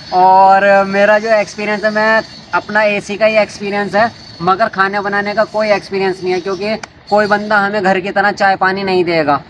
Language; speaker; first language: Hindi; native; Hindi